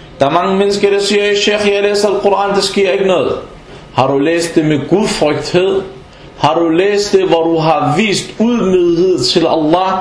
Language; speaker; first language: Danish; non-native, fluent; Arabic